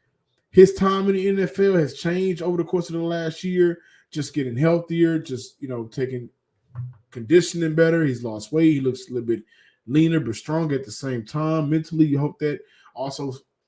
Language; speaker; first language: English; native; English